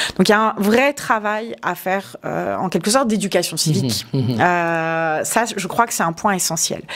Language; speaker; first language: French; native; French